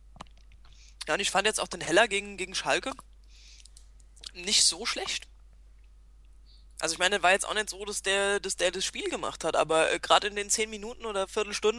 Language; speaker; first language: German; native; German